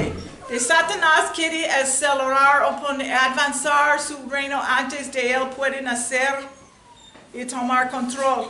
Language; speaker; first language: Spanish; non-native, learner; English